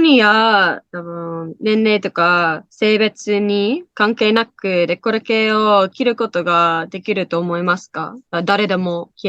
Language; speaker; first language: Japanese; non-native, learner; English